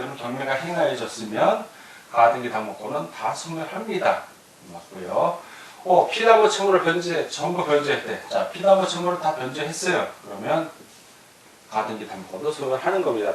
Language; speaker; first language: Korean; native; Korean